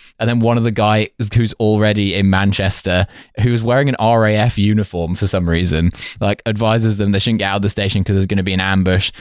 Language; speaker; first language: English; native; English